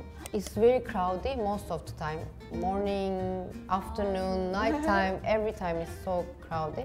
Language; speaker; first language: English; non-native, fluent; Turkish